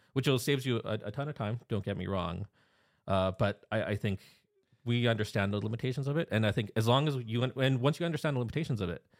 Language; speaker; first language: English; native; English